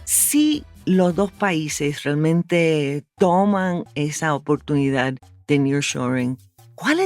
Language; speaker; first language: Spanish; non-native, fluent; English